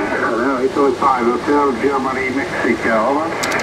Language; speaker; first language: English; non-native, learner; Italian